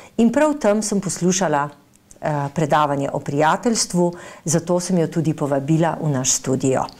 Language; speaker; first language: Slovenian; native; Slovenian